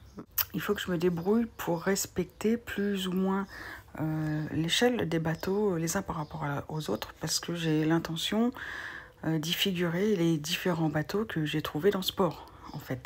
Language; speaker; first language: French; native; French